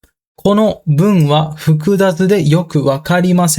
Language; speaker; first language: Japanese; non-native, fluent; Sinhala